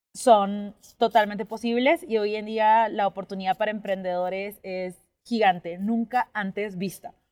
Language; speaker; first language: Spanish; native; Spanish